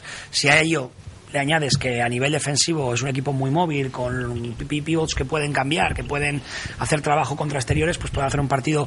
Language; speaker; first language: Spanish; native; Spanish